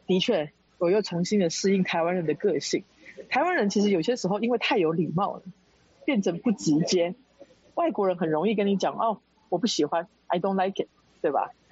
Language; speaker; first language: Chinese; early bilingual, heritage; Chinese